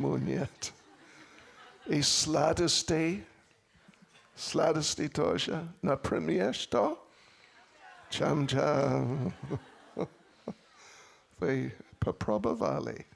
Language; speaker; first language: Russian; non-native, learner; English